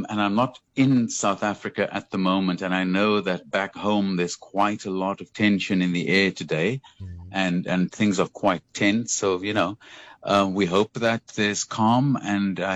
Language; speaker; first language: English; native; English